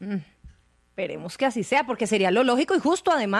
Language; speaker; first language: Spanish; native; Spanish